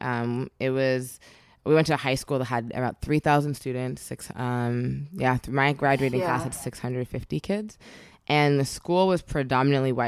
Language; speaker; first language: English; native; English